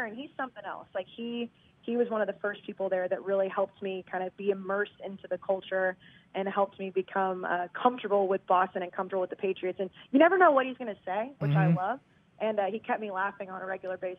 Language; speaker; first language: English; native; English